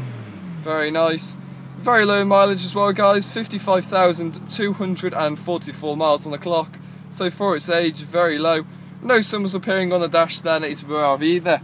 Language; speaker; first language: English; native; English